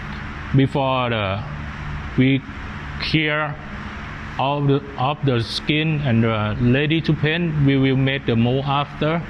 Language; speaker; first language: English; non-native, learner; Thai